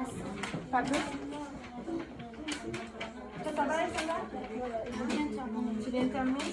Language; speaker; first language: French; native; French